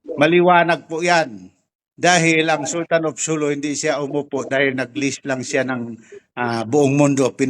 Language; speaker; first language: Filipino; non-native, local second language; Tausug